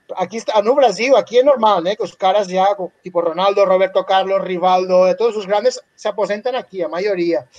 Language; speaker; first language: Portuguese; non-native, learner; Spanish